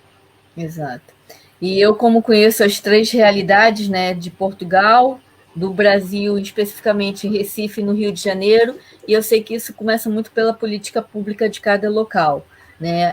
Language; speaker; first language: Portuguese; native; Portuguese